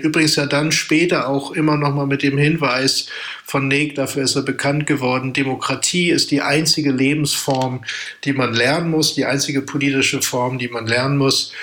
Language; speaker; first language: German; native; German